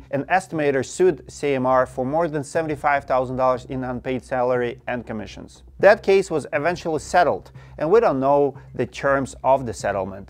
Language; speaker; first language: English; non-native, fluent; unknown